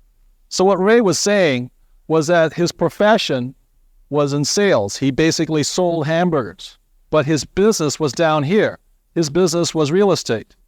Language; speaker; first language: English; native; English